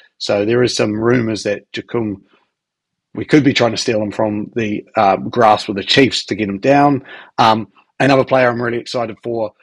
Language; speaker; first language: English; native; English